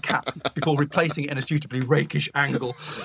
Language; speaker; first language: English; native; English